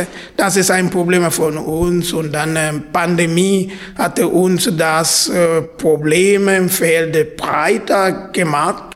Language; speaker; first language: German; non-native, fluent; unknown